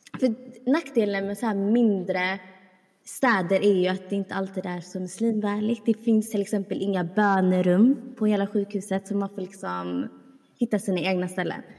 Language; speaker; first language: Swedish; early bilingual, other home language; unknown